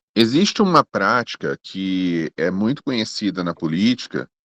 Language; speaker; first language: Portuguese; native; Portuguese